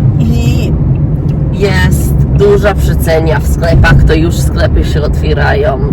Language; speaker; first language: Polish; early bilingual, heritage; English